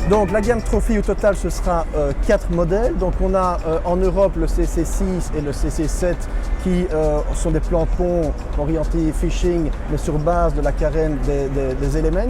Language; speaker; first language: French; native; French